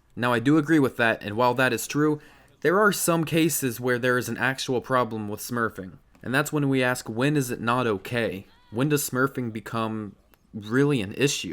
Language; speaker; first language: English; native; English